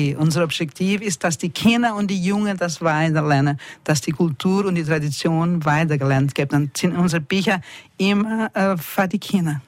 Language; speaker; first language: German; early bilingual, heritage; German